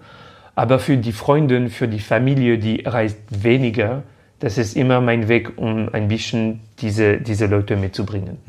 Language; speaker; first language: German; non-native, fluent; French